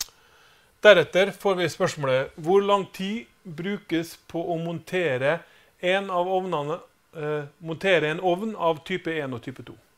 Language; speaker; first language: Norwegian; native; Norwegian